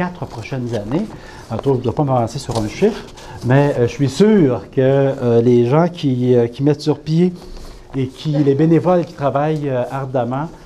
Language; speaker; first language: French; native; French